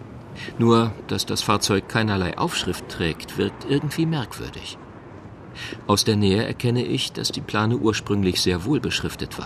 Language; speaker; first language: German; native; German